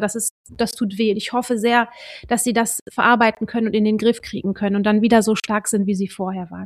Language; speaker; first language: German; native; German